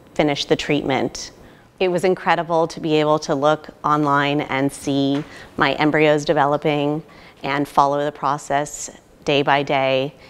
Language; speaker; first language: English; native; English